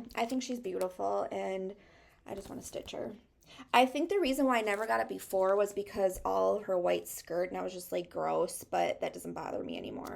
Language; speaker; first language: English; native; English